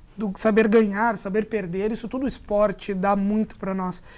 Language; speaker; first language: Portuguese; native; Portuguese